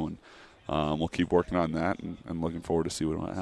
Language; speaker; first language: English; native; English